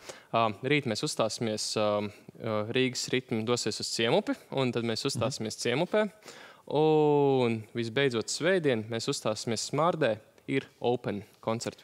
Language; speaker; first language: Latvian; native; Latvian